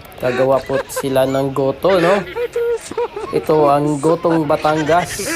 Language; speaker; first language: Filipino; non-native, local second language; Cebuano